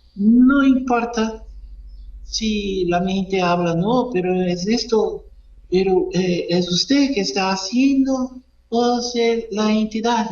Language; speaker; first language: Spanish; non-native, learner; Portuguese